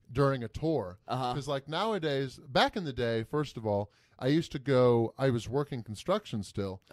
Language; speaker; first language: English; native; English